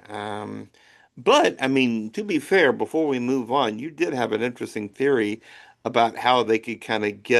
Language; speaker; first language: English; native; English